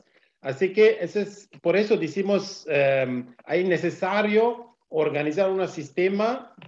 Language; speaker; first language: Spanish; non-native, learner; Kurdish